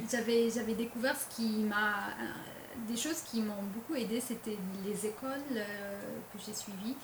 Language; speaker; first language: French; non-native, local second language; Arabic